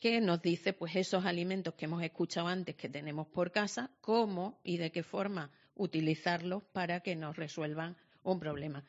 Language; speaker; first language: Spanish; native; Spanish